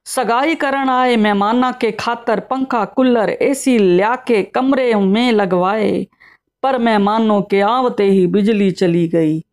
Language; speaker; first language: Hindi; native; Hindi